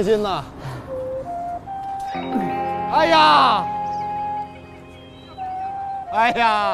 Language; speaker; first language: Chinese; native; Chinese